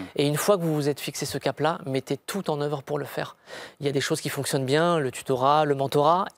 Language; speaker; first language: French; native; French